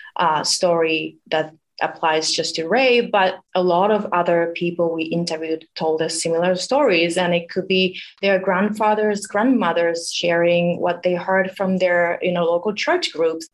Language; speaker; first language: English; non-native, fluent; Japanese